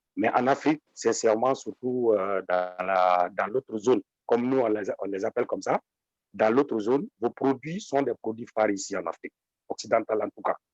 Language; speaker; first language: French; non-native, local second language; Bambara